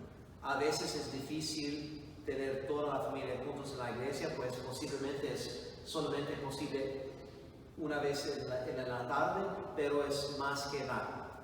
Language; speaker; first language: Spanish; non-native, fluent; English